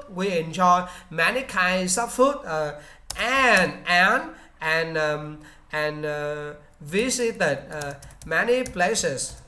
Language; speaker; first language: English; non-native, learner; Vietnamese